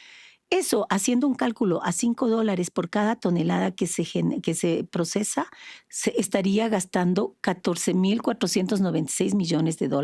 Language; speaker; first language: Spanish; native; Spanish